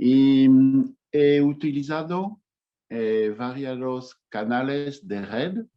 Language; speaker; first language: Spanish; non-native, fluent; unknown